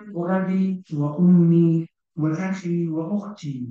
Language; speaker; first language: Arabic; non-native, learner; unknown